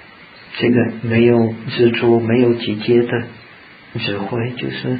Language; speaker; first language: Chinese; non-native, fluent; Czech